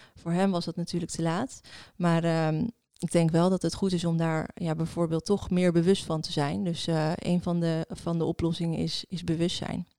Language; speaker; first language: Dutch; early bilingual, other home language; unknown